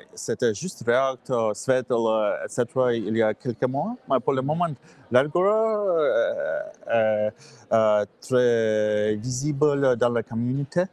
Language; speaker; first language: French; non-native, learner; English